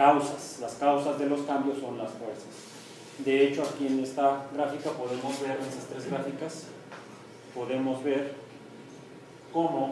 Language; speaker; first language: Spanish; native; Spanish